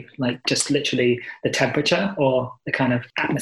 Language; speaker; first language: English; native; English